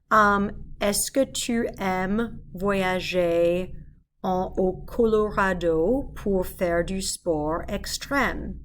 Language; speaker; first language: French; non-native, fluent; English